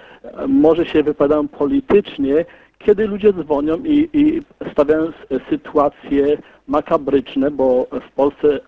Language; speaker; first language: Polish; early bilingual, heritage; Polish